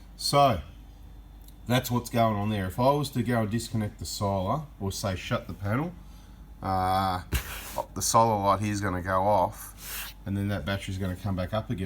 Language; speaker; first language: English; native; English